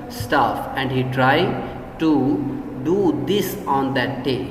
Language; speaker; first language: English; non-native, local second language; Urdu